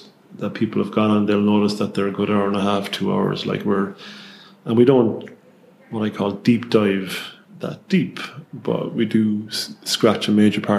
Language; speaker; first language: English; native; English